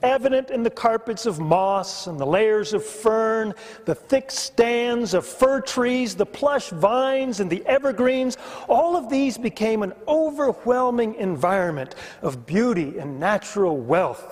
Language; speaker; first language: English; native; English